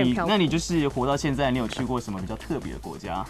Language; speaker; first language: Chinese; native; Chinese